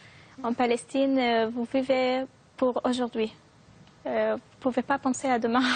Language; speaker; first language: French; non-native, fluent; Arabic